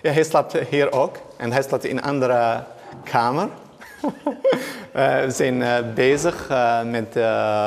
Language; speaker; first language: Dutch; non-native, learner; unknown